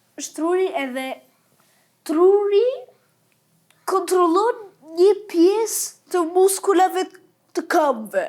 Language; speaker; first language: Albanian; early bilingual, heritage; Albanian